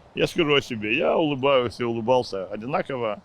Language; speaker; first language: Russian; native; Russian